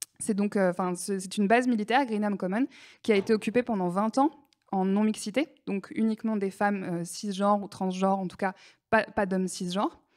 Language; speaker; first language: French; native; French